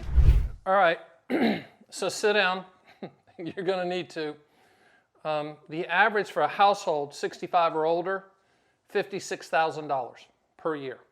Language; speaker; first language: English; native; English